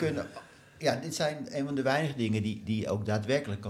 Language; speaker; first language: Dutch; native; Dutch